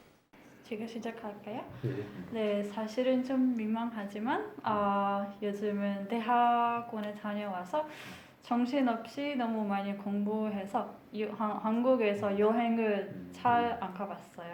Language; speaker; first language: Korean; non-native, fluent; Hungarian